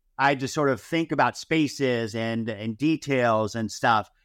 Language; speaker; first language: English; native; English